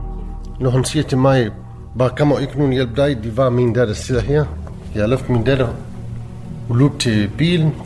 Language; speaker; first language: Danish; non-native, learner; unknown